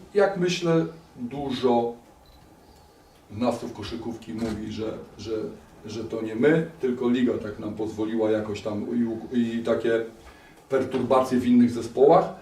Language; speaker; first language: Polish; native; Polish